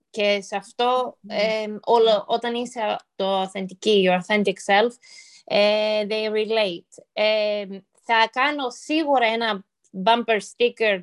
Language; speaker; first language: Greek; early bilingual, heritage; Greek